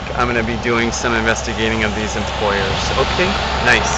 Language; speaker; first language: English; native; English